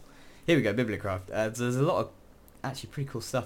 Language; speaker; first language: English; native; English